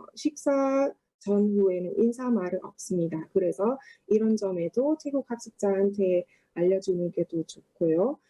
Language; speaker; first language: Korean; non-native, fluent; Thai